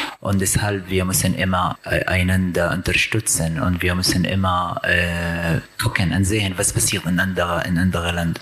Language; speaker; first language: German; non-native, learner; Arabic